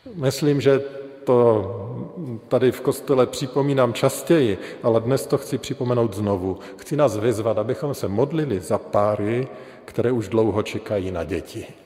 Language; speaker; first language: Czech; native; Czech